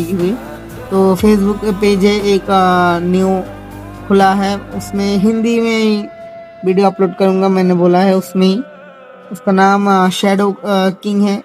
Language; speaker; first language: Hindi; non-native, fluent; Bangla